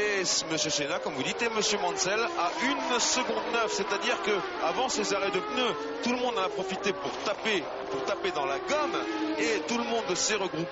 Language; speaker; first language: French; native; French